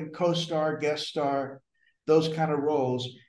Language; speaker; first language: English; native; English